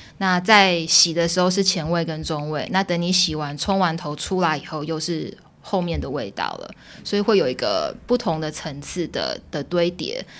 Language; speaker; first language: Chinese; early bilingual, heritage; Chinese